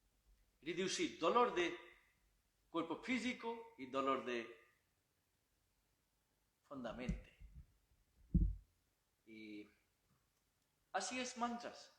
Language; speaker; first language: Spanish; non-native, learner; Bangla